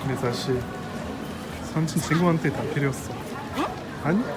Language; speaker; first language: Korean; non-native, learner; French